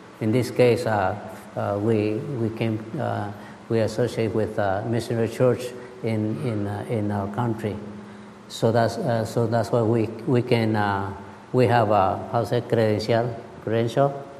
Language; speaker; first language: English; non-native, learner; Spanish